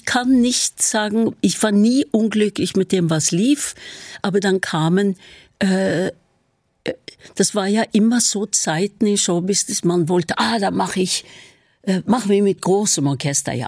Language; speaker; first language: German; non-native, fluent; Norwegian